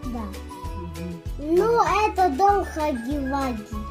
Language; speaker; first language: Russian; early bilingual, other home language; Tajik